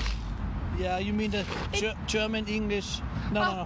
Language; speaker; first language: English; non-native, fluent; German